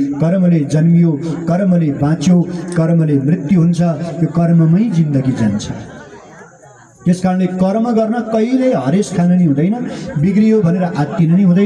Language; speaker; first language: Nepali; native; Nepali